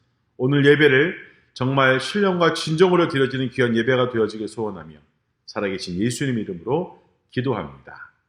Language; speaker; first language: Korean; native; Korean